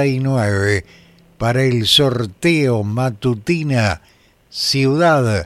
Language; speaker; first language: Spanish; native; Spanish